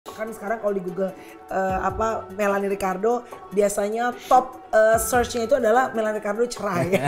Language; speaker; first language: Indonesian; native; Indonesian